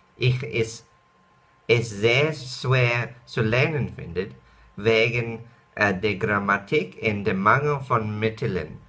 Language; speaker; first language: German; non-native, learner; Dutch